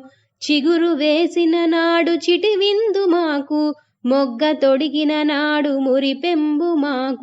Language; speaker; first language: Telugu; native; Telugu